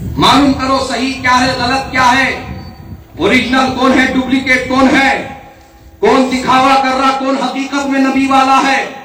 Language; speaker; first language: Urdu; native; Urdu